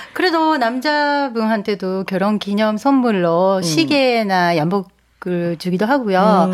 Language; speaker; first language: Korean; non-native, fluent; Japanese